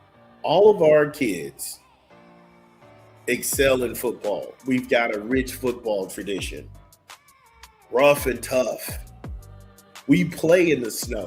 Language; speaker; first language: English; native; English